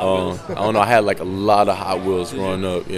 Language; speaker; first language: English; native; English